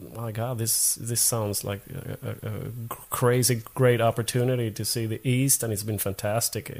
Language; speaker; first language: English; non-native, fluent; Swedish